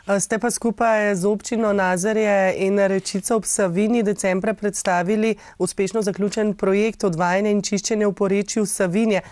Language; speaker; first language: Slovenian; native; Slovenian